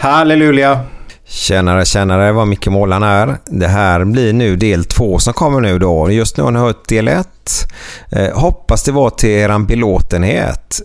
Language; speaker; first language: Swedish; native; Swedish